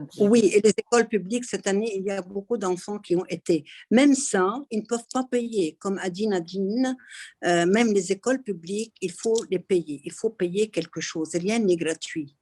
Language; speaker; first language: French; non-native, local second language; Arabic